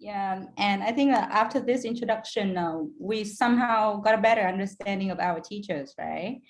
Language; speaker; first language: English; non-native, fluent; Vietnamese